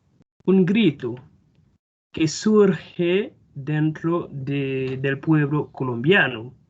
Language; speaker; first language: Spanish; non-native, fluent; Haitian Creole